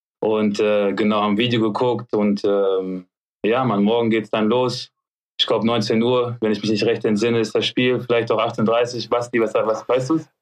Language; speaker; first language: German; early bilingual, other home language; French